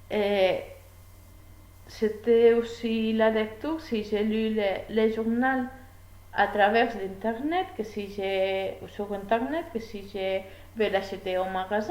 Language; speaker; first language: French; non-native, learner; Spanish